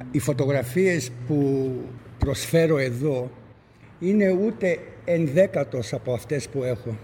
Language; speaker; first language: Greek; early bilingual, other home language; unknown